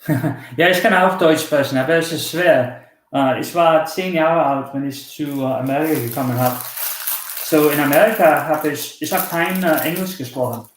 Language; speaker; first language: German; early bilingual, heritage; German